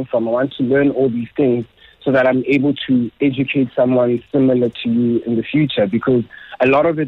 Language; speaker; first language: English; non-native, local second language; Xhosa